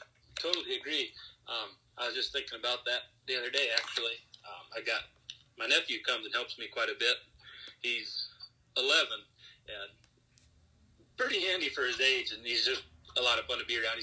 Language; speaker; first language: English; native; English